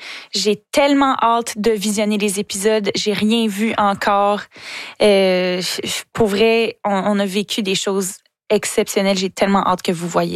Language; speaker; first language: French; native; French